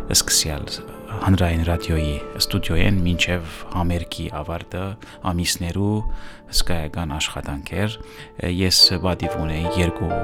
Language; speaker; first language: Armenian; early bilingual, heritage; Armenian